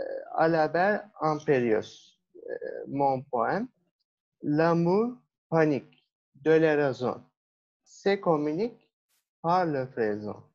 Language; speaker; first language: French; non-native, learner; Turkish